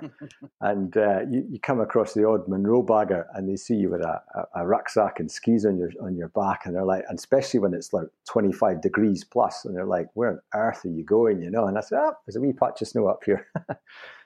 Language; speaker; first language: English; native; English